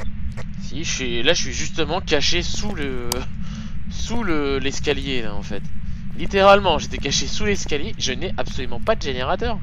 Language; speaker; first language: French; native; French